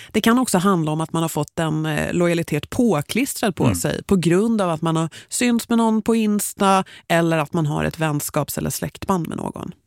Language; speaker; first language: Swedish; native; Swedish